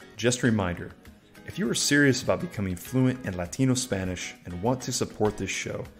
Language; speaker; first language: English; native; English